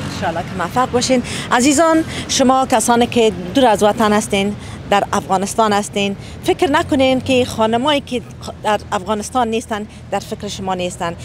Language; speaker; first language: Persian; native; Persian